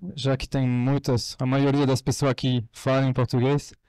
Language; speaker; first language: Portuguese; non-native, fluent; French